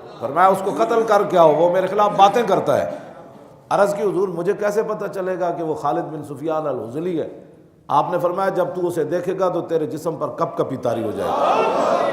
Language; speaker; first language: Urdu; non-native, local second language; Punjabi